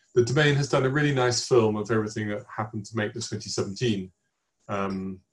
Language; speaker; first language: English; native; English